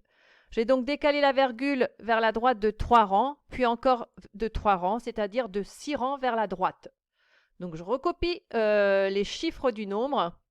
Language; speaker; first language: French; native; French